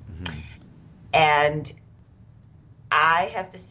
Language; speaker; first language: English; non-native, fluent; Czech